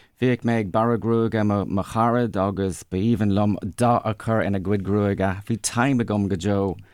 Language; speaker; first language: Irish; non-native, local second language; English